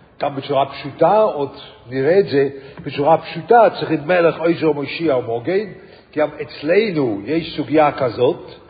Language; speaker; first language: Hebrew; non-native, fluent; English